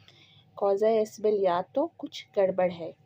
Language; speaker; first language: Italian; non-native, fluent; Urdu